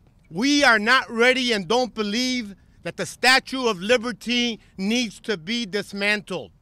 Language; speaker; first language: English; non-native, fluent; Spanish